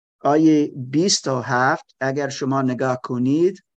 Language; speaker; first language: Persian; non-native, learner; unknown